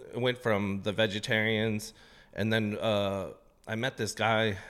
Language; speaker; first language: English; native; English